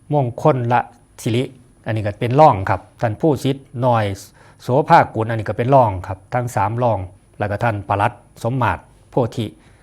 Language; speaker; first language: Thai; non-native, local second language; Northeastern Thai